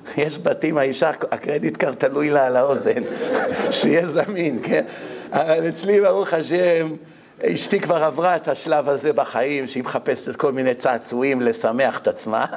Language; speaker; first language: Hebrew; native; Hebrew